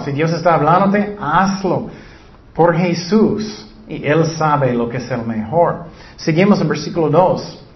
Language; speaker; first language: Spanish; non-native, learner; English